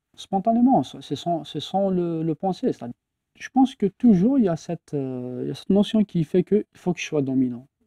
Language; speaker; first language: French; non-native, local second language; Kabyle